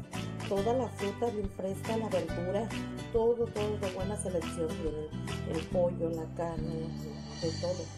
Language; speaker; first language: Spanish; native; Spanish